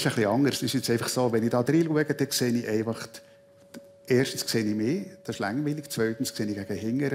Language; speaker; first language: German; native; German